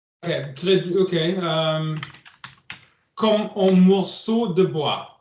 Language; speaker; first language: French; non-native, learner; English